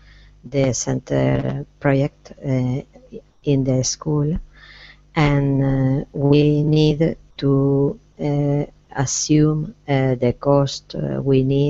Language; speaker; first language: English; non-native, learner; Spanish